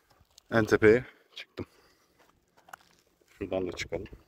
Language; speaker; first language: Turkish; native; Turkish